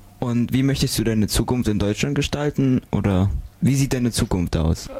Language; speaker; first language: German; native; German